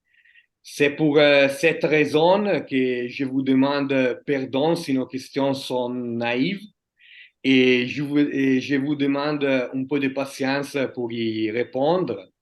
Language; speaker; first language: French; non-native, fluent; Italian